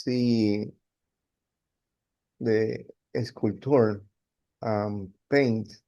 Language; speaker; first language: English; non-native, learner; Spanish